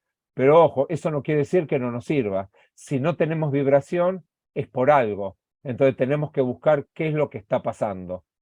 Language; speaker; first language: Spanish; native; Spanish